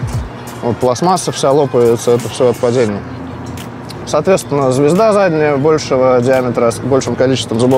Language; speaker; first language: Russian; native; Russian